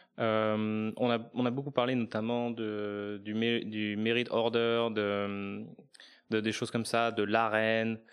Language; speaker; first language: French; native; French